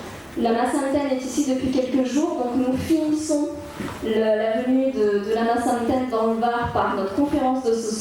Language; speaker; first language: French; native; French